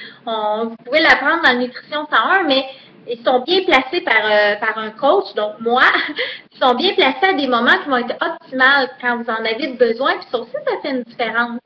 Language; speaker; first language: French; native; French